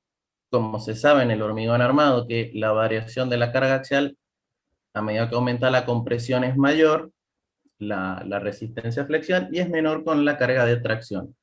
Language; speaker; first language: Spanish; native; Spanish